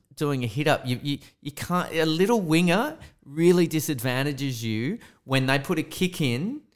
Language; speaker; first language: English; native; English